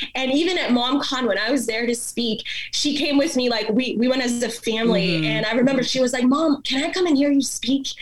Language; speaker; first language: English; non-native, local second language; Malayalam